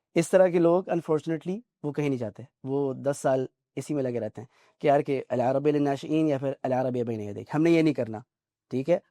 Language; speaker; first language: Urdu; native; Urdu